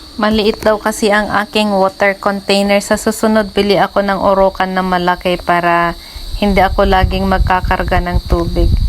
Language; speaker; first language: Filipino; native; Filipino